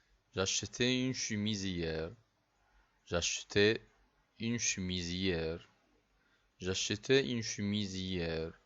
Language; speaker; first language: French; non-native, fluent; Arabic